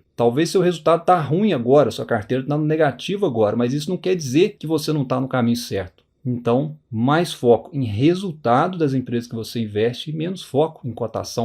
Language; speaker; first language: Portuguese; native; Portuguese